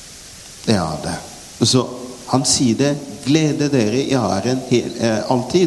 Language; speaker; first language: Norwegian; non-native, fluent; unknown